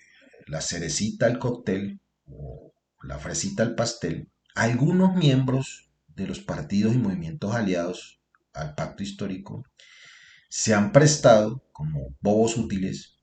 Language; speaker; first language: Spanish; native; Spanish